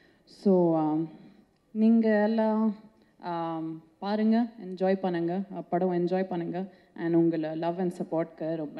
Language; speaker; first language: Tamil; non-native, local second language; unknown